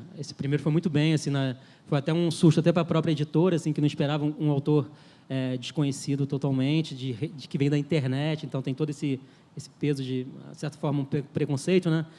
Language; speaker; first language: Portuguese; early bilingual, other home language; French